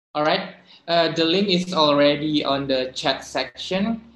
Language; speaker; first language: English; non-native, fluent; Indonesian